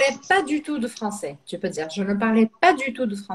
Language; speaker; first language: French; non-native, fluent; Portuguese